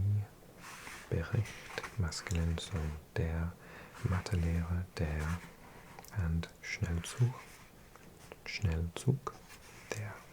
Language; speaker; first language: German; non-native, learner; English